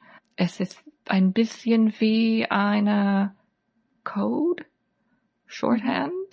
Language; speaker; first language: German; non-native, fluent; English